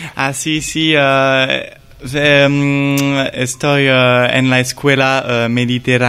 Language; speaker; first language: Spanish; non-native, learner; French